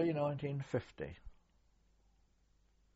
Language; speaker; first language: English; native; English